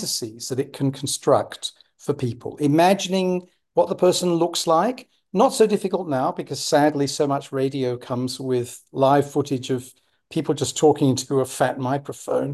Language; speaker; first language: English; native; English